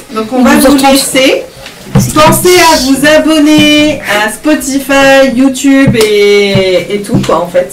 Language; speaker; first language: French; native; French